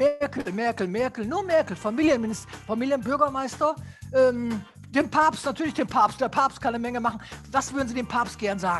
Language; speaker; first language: German; native; German